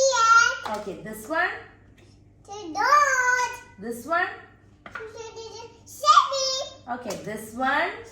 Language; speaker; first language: English; non-native, local second language; Malayalam